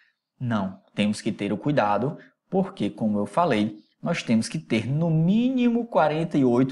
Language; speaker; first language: Portuguese; native; Portuguese